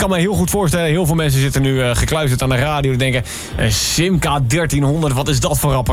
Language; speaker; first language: Dutch; native; Dutch